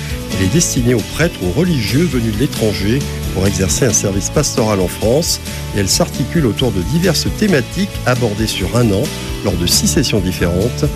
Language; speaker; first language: French; native; French